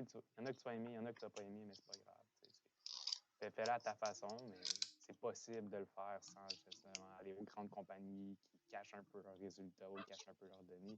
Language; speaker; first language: French; native; French